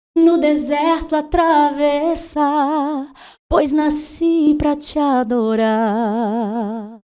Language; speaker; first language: Portuguese; native; Portuguese